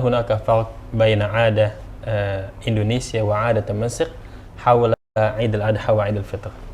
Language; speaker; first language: Arabic; non-native, learner; Indonesian